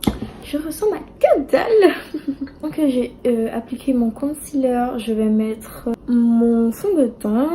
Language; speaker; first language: French; native; French